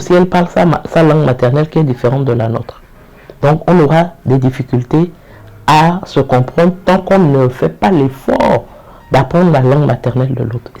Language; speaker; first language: French; native; French